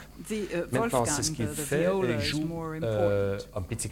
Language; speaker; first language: French; non-native, fluent; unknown